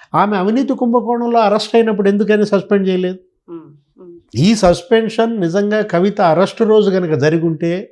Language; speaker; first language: Telugu; native; Telugu